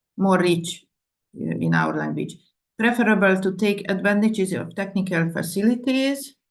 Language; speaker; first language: English; non-native, fluent; Indonesian